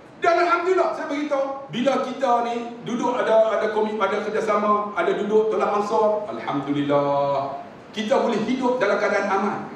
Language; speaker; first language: Malay; native; Malay